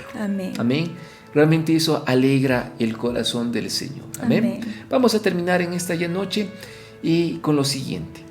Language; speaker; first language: Spanish; native; Spanish